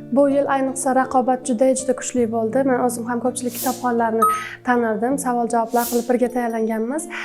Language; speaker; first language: Uzbek; non-native, local second language; Turkmen